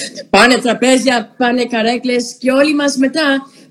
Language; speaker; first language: Greek; early bilingual, other home language; English